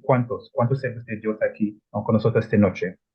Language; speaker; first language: Spanish; non-native, learner; Italian